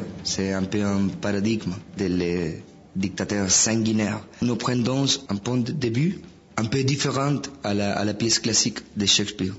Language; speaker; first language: French; non-native, fluent; Spanish